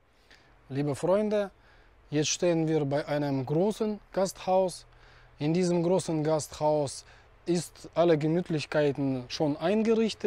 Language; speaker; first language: German; non-native, fluent; Russian